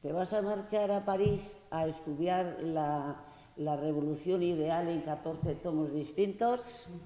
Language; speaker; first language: Spanish; non-native, local second language; Basque